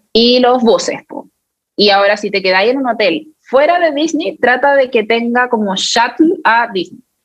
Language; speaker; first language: Spanish; native; Spanish